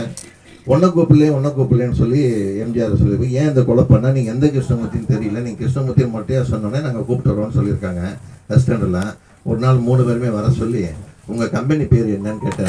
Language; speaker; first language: Tamil; native; Tamil